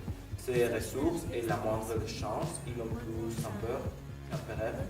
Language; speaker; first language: French; non-native, learner; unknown